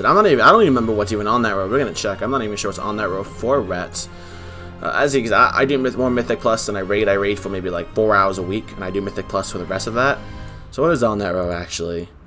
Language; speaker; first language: English; native; English